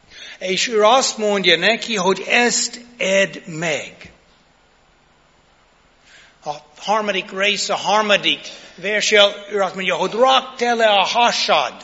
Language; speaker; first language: Hungarian; non-native, fluent; English